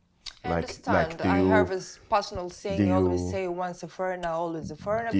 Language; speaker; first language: English; non-native, fluent; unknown